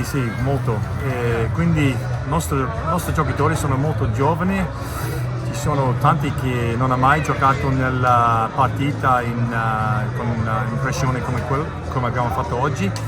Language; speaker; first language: Italian; non-native, learner; English